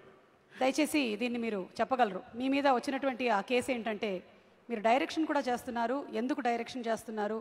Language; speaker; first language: Telugu; native; Telugu